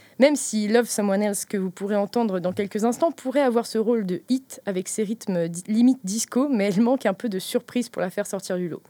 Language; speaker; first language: French; native; French